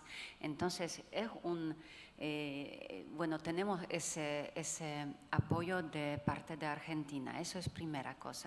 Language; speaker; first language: Spanish; non-native, fluent; Polish